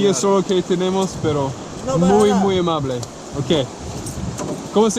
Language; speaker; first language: Spanish; non-native, learner; English